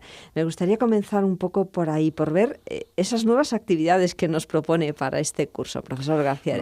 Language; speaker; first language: Spanish; native; Spanish